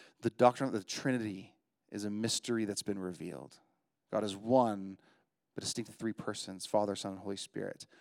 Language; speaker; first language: English; native; English